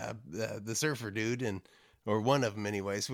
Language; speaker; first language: English; native; English